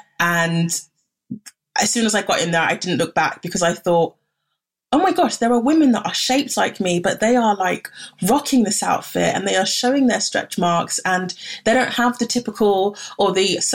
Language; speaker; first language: English; native; English